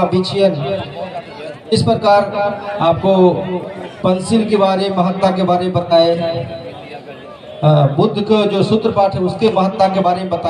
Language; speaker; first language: Hindi; native; Hindi